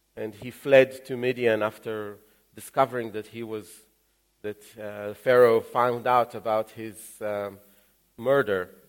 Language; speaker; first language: English; early bilingual, other home language; Russian